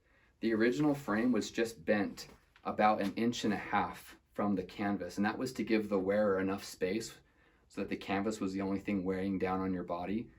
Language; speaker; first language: English; native; English